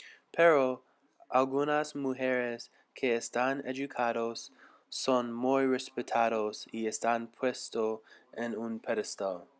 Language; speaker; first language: Spanish; non-native, learner; English